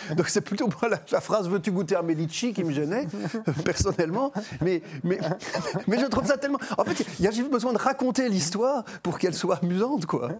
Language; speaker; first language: French; native; French